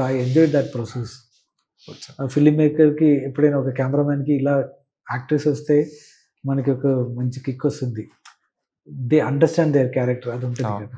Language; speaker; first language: Telugu; non-native, learner; Malayalam